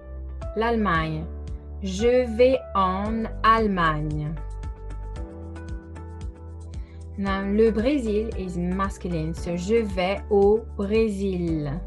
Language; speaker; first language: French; non-native, fluent; English